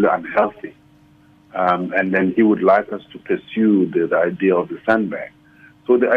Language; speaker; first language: English; non-native, local second language; Xhosa